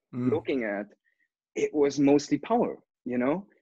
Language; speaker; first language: English; non-native, fluent; German